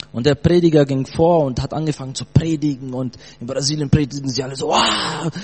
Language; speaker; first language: German; early bilingual, other home language; Portuguese